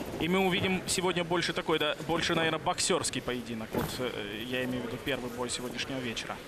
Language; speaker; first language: Russian; native; Russian